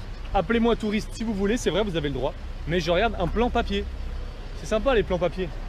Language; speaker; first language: French; native; French